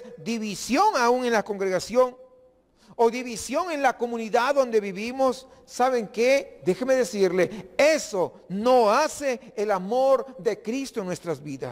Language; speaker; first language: Spanish; native; Spanish